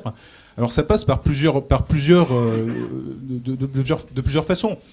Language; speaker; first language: French; native; French